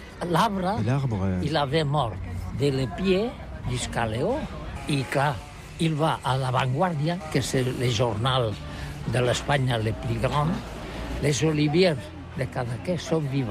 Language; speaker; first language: French; non-native, local second language; Catalan